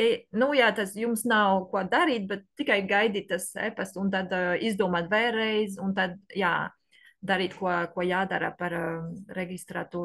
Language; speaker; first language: Latvian; non-native, learner; French